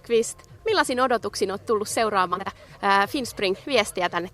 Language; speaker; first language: Finnish; native; Finnish